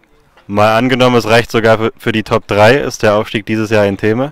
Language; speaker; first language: German; native; German